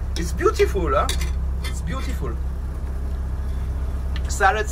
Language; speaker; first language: English; non-native, learner; French